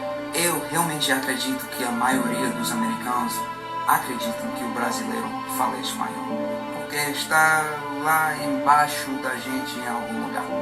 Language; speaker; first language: Portuguese; non-native, fluent; English